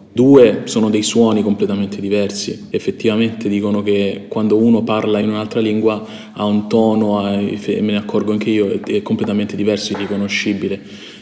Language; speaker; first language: Italian; early bilingual, other home language; Chinese